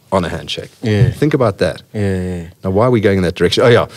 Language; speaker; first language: English; native; English